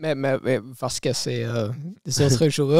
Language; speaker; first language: French; non-native, local second language; Dutch